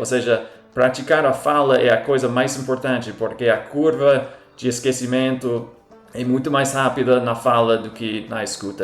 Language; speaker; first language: Portuguese; non-native, fluent; English